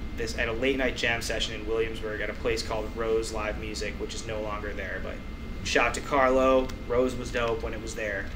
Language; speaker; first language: English; native; English